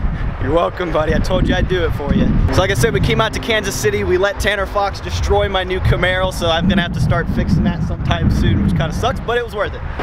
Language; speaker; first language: English; native; English